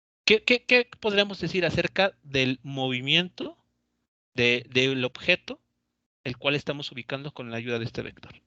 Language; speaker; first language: Spanish; native; Spanish